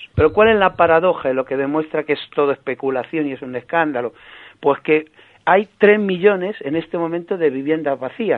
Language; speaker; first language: Spanish; native; Spanish